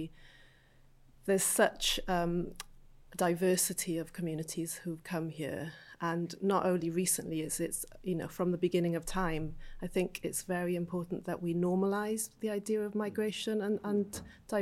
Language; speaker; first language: English; native; English